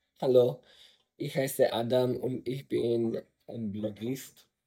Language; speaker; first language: German; non-native, learner; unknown